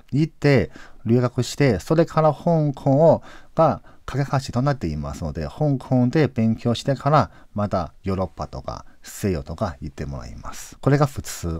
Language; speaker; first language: Japanese; non-native, fluent; Chinese